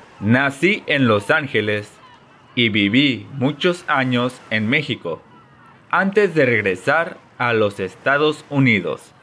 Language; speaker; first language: Spanish; early bilingual, heritage; Spanish